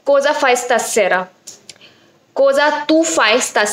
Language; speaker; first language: Italian; non-native, fluent; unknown